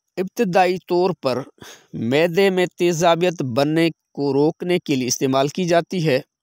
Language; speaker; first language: Urdu; non-native, local second language; Sindhi